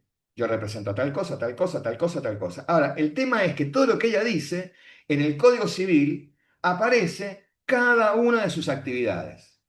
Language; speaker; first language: Spanish; native; Spanish